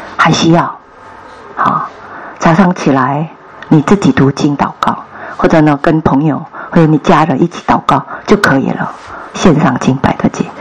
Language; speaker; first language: Chinese; non-native, fluent; Korean